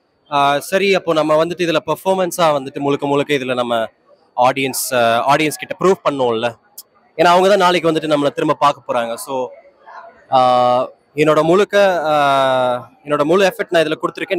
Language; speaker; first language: Tamil; native; Tamil